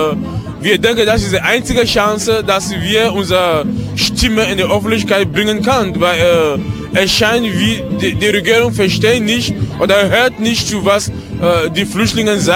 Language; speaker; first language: German; non-native, learner; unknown